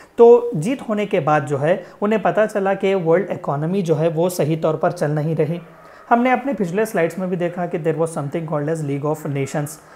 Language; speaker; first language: Hindi; non-native, local second language; Telugu